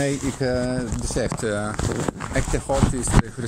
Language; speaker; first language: Dutch; non-native, learner; Polish